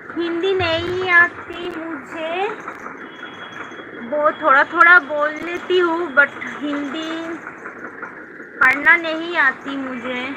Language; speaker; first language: Hindi; non-native, local second language; Bangla